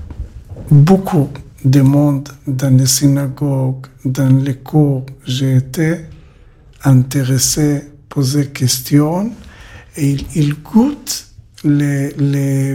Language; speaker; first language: French; non-native, learner; Hebrew